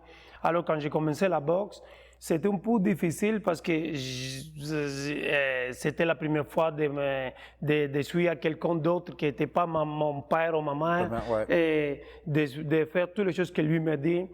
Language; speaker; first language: French; non-native, fluent; Spanish